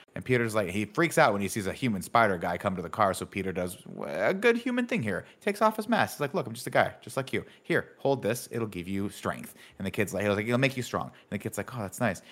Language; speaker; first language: English; native; English